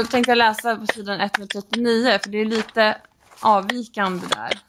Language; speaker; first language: Swedish; native; Swedish